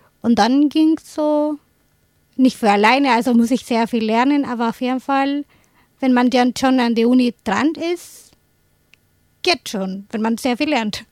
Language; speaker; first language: German; non-native, fluent; Spanish